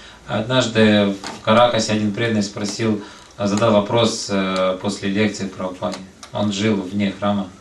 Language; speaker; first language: Russian; native; Russian